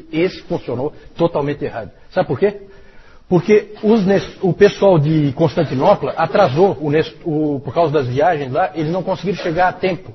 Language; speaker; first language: Portuguese; native; Portuguese